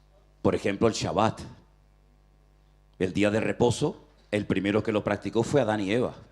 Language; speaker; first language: Spanish; native; Spanish